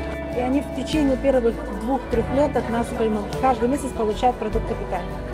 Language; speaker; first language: Russian; native; Russian